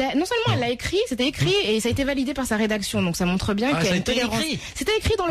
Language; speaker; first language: French; native; French